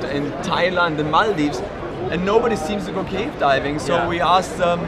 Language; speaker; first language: English; non-native, fluent; German